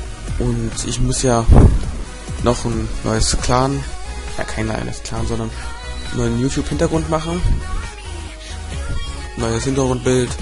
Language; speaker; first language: German; native; German